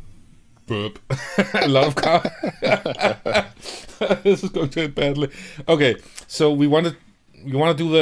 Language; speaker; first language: English; non-native, fluent; Danish